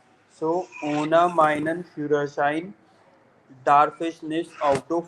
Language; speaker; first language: German; non-native, fluent; Hindi